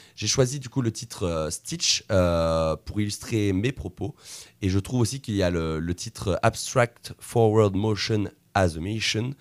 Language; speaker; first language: French; native; French